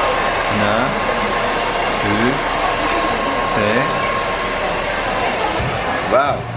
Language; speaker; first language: Korean; non-native, learner; Chinese